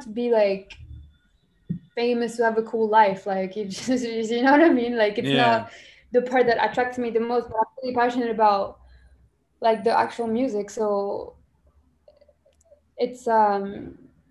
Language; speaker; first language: English; non-native, fluent; French